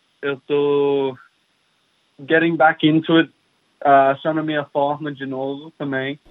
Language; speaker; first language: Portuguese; early bilingual, heritage; English